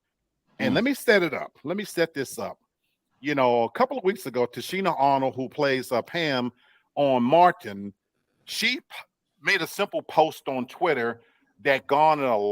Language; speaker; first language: English; native; English